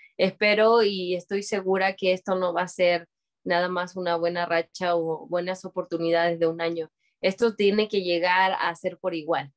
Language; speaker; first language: Spanish; native; Spanish